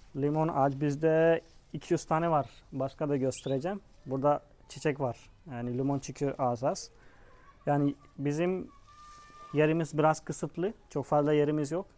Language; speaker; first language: Turkish; non-native, fluent; Hindi